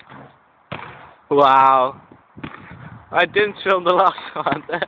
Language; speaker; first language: English; non-native, learner; Dutch